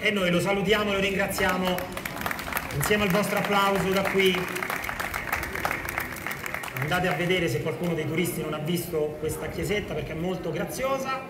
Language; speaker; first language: Italian; native; Italian